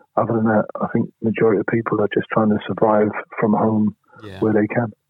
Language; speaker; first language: English; native; English